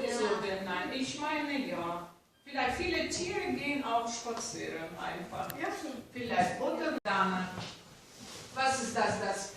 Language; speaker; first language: German; non-native, fluent; Russian